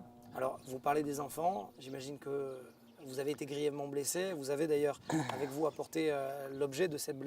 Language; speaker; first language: French; native; French